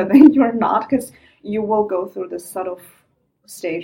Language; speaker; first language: English; non-native, fluent; Chinese